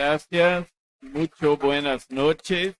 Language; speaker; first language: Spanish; non-native, fluent; Portuguese